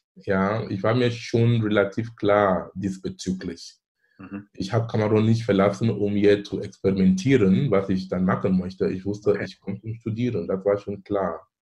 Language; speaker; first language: German; non-native, fluent; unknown